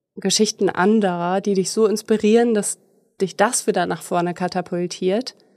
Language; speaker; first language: German; native; German